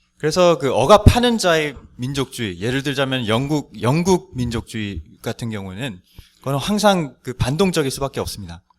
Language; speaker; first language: Korean; native; Korean